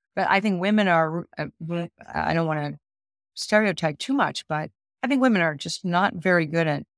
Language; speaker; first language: English; native; English